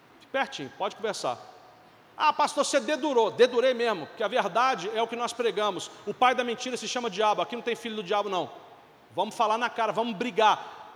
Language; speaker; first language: Portuguese; non-native, fluent; Italian